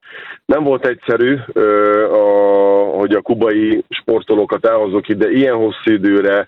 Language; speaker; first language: Hungarian; native; Hungarian